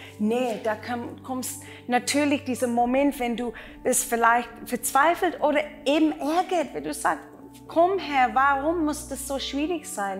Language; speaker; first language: German; non-native, learner; Afrikaans